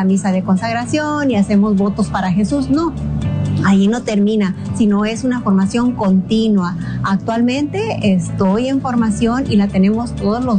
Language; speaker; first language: Spanish; native; Spanish